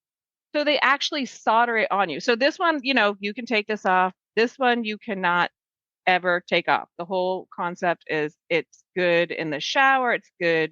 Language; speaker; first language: English; native; English